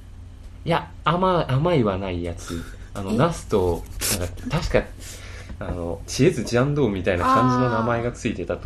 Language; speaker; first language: Japanese; native; Japanese